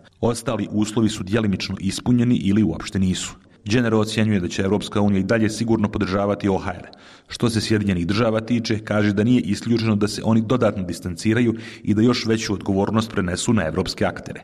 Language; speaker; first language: Croatian; native; Croatian